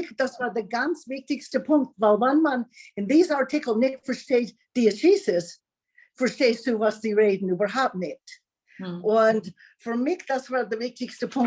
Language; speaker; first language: German; non-native, learner; English